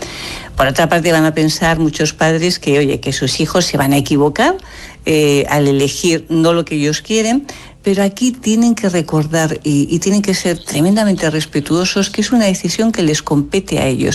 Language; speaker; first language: Spanish; native; Spanish